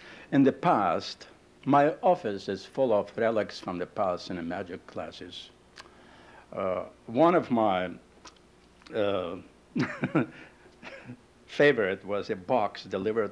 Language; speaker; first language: English; non-native, fluent; Lithuanian